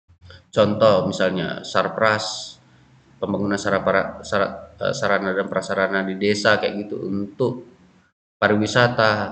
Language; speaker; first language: Indonesian; native; Indonesian